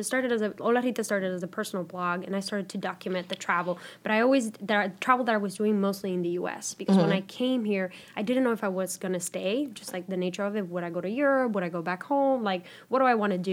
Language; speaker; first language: English; non-native, fluent; Spanish